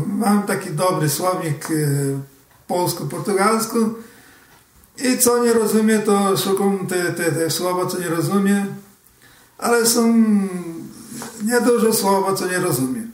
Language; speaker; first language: Polish; early bilingual, heritage; Portuguese